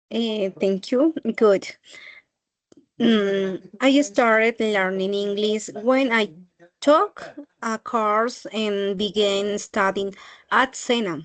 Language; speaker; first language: English; non-native, learner; Spanish